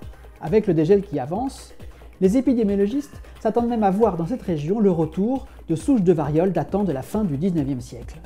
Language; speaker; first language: French; native; French